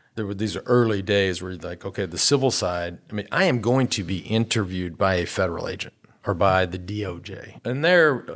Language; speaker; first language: English; native; English